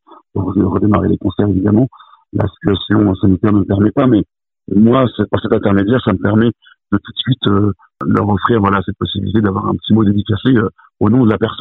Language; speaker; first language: French; native; French